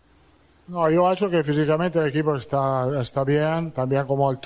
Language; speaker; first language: Portuguese; non-native, fluent; Italian